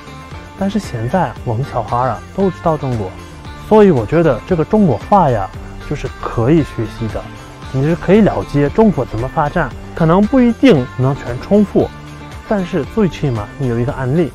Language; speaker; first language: Chinese; non-native, fluent; Turkmen